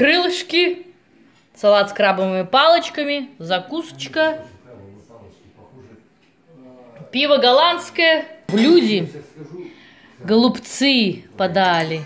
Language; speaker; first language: Russian; native; Russian